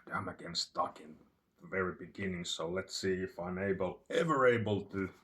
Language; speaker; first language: English; non-native, fluent; Finnish